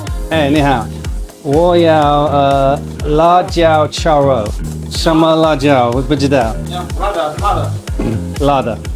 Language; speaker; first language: Chinese; non-native, learner; English